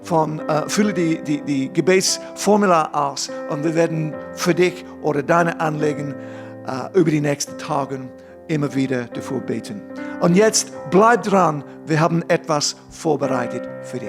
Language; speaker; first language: German; non-native, fluent; English